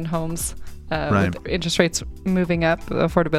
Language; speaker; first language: English; native; English